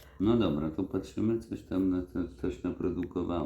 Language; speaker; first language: Polish; non-native, learner; Ukrainian